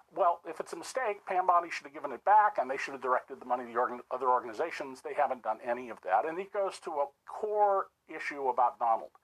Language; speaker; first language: English; native; English